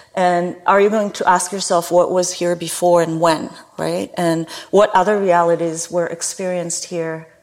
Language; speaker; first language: English; non-native, fluent; Hebrew